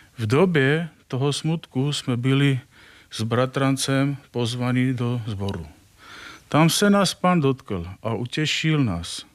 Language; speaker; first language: Czech; non-native, fluent; Armenian